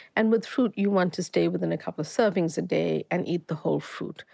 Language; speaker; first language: English; native; English